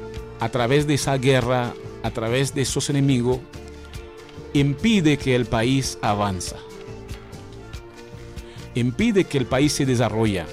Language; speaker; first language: Spanish; non-native, fluent; Haitian Creole